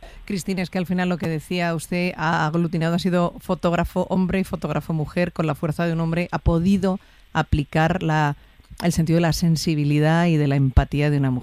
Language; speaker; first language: Spanish; native; Spanish